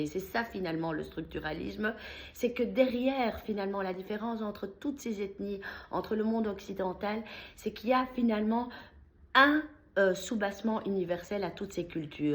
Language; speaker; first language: French; native; French